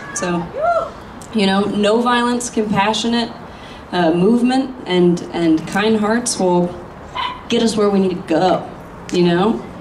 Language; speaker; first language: English; native; English